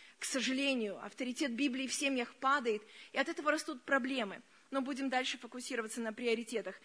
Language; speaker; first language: Russian; early bilingual, other home language; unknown